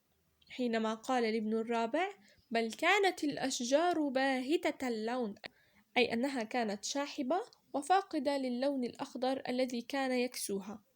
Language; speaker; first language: Arabic; native; Arabic